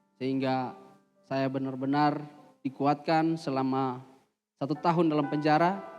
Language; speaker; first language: Indonesian; native; Indonesian